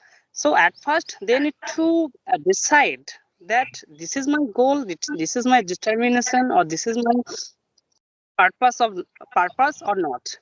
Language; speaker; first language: English; non-native, local second language; Bangla